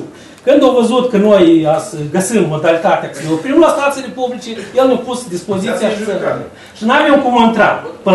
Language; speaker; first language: Romanian; native; Romanian